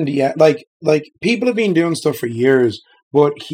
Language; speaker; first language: English; native; English